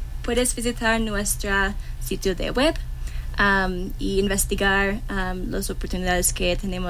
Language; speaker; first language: Spanish; non-native, learner; English